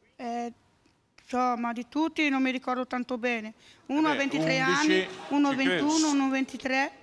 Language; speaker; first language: Italian; native; Italian